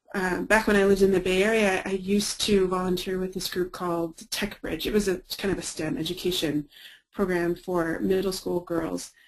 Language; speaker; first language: English; native; English